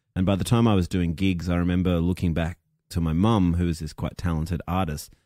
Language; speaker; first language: English; native; English